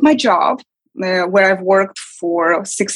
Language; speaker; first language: English; non-native, fluent; Kazakh